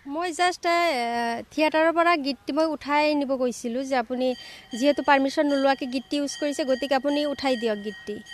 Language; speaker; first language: Assamese; non-native, local second language; Bangla